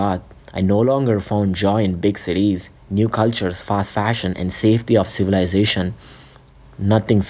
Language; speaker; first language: English; non-native, local second language; Telugu